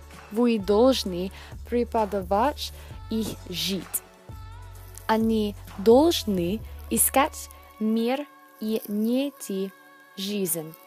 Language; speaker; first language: Russian; non-native, learner; English